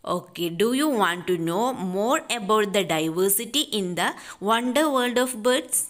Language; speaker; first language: English; non-native, local second language; Malayalam